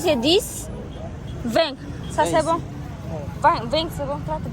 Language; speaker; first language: French; non-native, learner; Kazakh